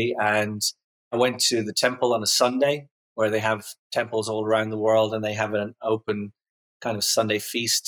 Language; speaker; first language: English; native; English